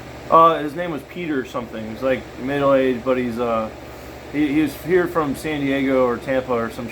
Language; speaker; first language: English; native; English